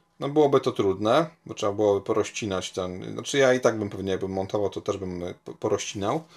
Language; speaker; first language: Polish; native; Polish